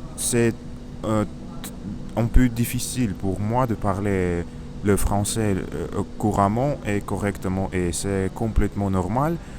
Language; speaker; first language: French; non-native, learner; Russian